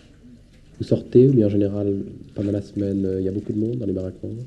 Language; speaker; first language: French; native; French